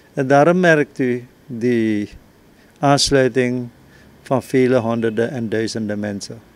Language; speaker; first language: Dutch; native; Dutch